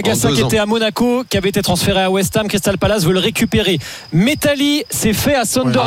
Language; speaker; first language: French; native; French